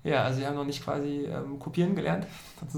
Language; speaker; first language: German; native; German